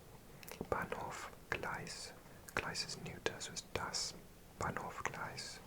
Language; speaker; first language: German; non-native, learner; English